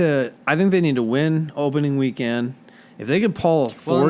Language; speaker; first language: English; native; English